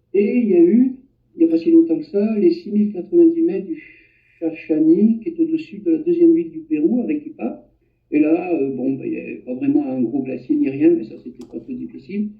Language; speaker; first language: French; native; French